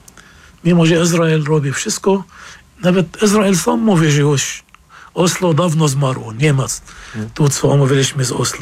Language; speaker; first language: Polish; non-native, fluent; Arabic